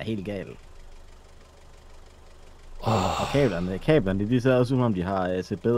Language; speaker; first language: Danish; native; Danish